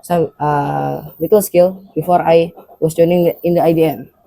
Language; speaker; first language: English; non-native, learner; Indonesian